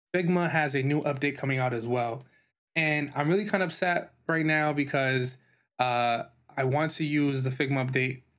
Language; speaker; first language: English; native; English